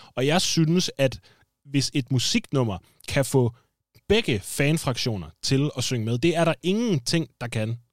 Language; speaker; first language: Danish; native; Danish